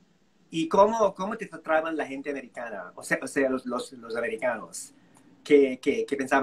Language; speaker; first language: Spanish; non-native, fluent; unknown